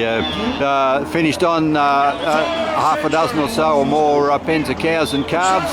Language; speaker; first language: English; native; English